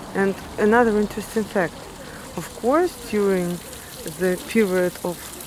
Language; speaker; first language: English; non-native, fluent; Russian